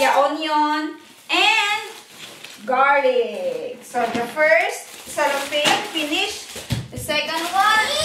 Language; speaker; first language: English; non-native, learner; Filipino